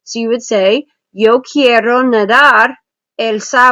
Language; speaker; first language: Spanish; non-native, fluent; English